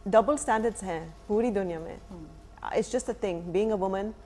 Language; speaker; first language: Urdu; non-native, fluent; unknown